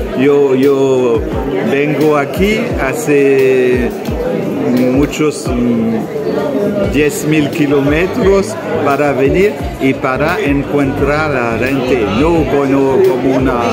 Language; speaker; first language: Spanish; non-native, learner; French